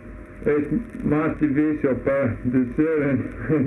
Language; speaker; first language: Spanish; non-native, learner; English